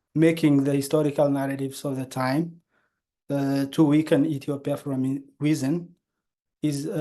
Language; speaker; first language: English; non-native, local second language; Amharic